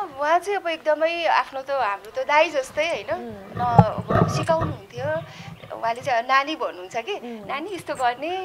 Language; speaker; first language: Nepali; non-native, local second language; Newari